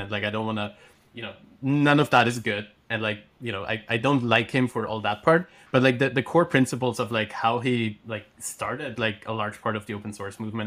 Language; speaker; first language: English; non-native, fluent; German